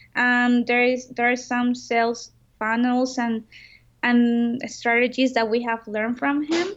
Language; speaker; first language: English; non-native, fluent; Spanish